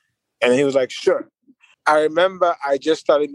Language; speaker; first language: English; non-native, local second language; Yoruba